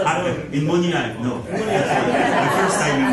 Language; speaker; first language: English; non-native, learner; French